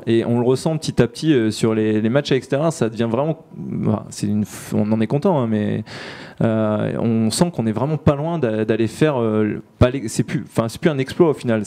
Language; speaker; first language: French; native; French